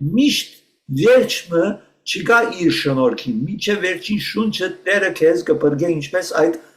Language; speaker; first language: Armenian; early bilingual, heritage; Armenian